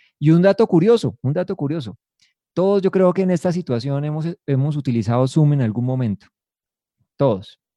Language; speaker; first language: Spanish; native; Spanish